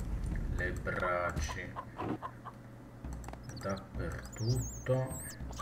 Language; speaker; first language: Italian; native; Italian